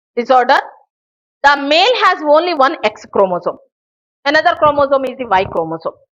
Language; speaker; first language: English; non-native, local second language; Telugu